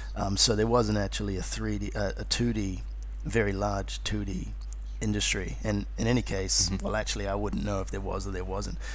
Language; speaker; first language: English; native; English